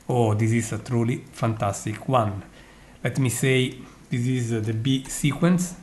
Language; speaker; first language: English; non-native, fluent; Italian